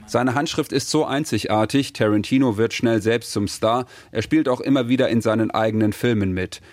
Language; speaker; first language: German; native; German